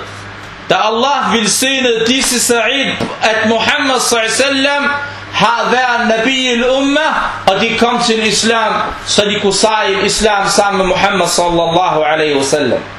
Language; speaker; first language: Danish; non-native, fluent; Arabic